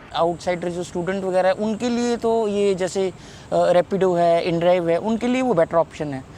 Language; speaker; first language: Hindi; native; Hindi